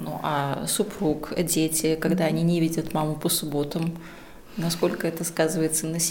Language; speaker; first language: Russian; native; Russian